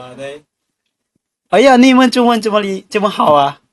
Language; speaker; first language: Chinese; non-native, learner; Thai